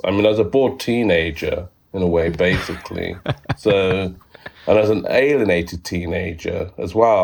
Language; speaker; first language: English; native; English